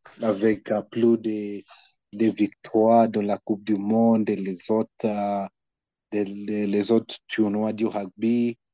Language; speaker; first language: French; non-native, learner; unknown